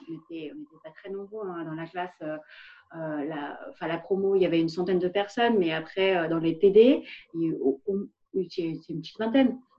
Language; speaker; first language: French; non-native, fluent; Vietnamese